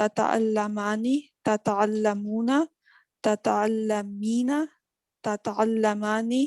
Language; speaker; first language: Arabic; non-native, learner; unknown